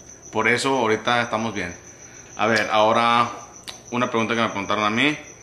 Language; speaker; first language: Spanish; early bilingual, heritage; Spanish